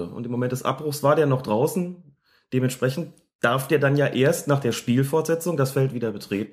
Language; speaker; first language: German; native; German